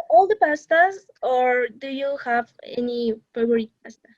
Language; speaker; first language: English; non-native, learner; Spanish